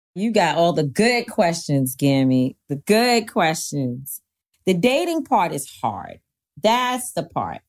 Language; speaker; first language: English; native; English